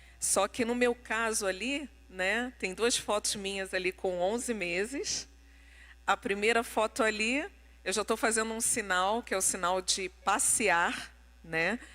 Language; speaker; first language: Portuguese; non-native, local second language; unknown